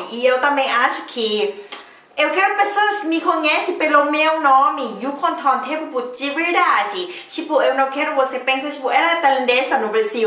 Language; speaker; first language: Portuguese; non-native, learner; Thai